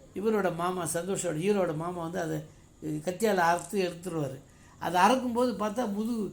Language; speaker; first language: Tamil; native; Tamil